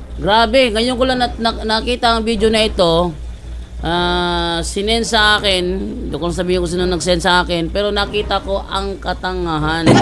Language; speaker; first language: Filipino; native; Filipino